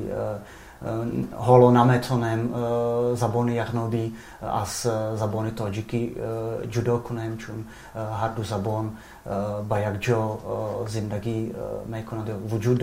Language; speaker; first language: Persian; non-native, fluent; Czech